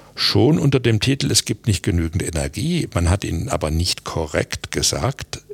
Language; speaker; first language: German; native; German